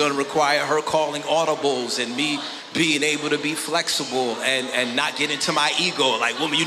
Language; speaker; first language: English; native; English